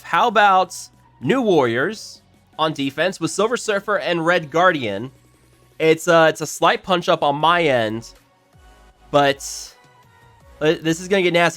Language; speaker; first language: English; native; English